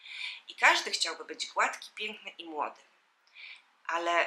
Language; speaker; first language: Polish; native; Polish